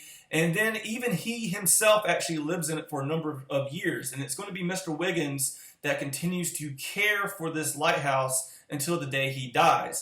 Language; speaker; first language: English; native; English